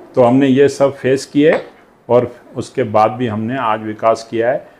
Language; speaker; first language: Hindi; non-native, local second language; Sindhi